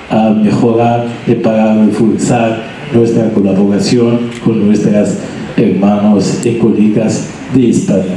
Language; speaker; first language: Spanish; non-native, learner; Arabic